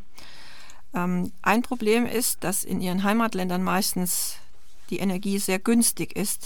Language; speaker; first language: German; native; German